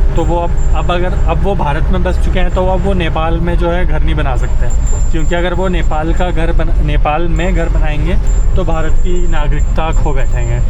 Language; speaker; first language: Hindi; non-native, local second language; Kannada